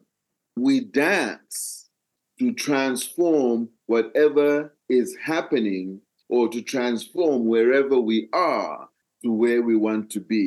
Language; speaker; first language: English; non-native, local second language; Nyanja